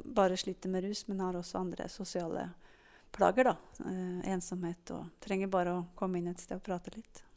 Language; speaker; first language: Norwegian; native; Norwegian